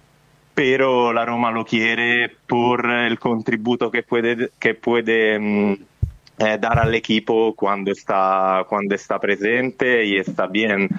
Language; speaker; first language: Spanish; non-native, fluent; Italian